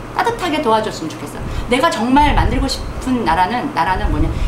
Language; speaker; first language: Korean; native; Korean